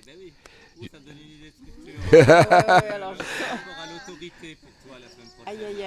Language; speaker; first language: French; native; French